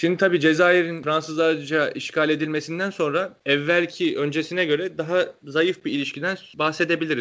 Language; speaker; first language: Turkish; native; Turkish